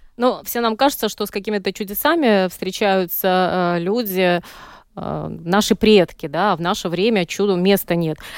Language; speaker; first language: Russian; native; Russian